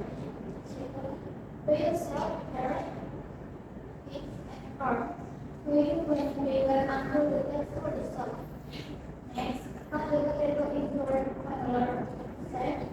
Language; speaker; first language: English; non-native, learner; Indonesian